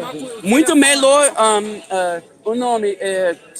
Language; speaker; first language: Portuguese; non-native, learner; English